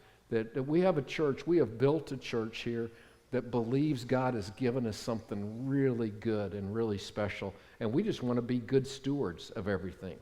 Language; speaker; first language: English; native; English